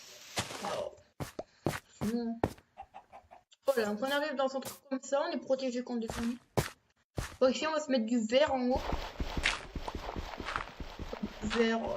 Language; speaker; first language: French; native; French